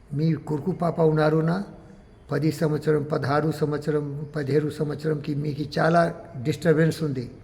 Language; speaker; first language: Telugu; non-native, learner; Hindi